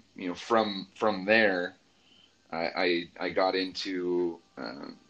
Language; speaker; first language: English; native; English